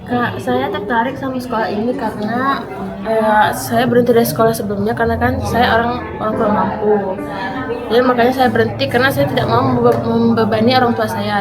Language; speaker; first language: Indonesian; native; Indonesian